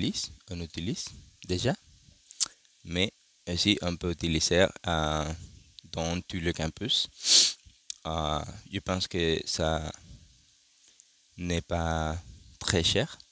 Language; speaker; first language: French; non-native, learner; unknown